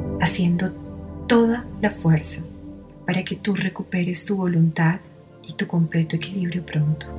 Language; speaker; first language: Spanish; native; Spanish